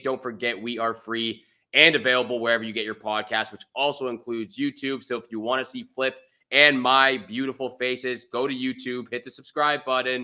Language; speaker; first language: English; native; English